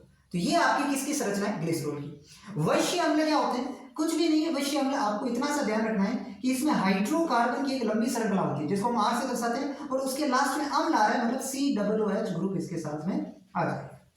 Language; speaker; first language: Hindi; native; Hindi